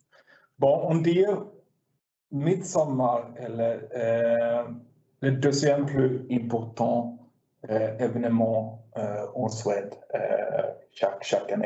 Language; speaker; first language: French; non-native, learner; Swedish